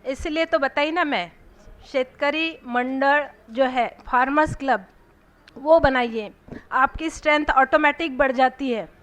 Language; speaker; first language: Hindi; non-native, local second language; Marathi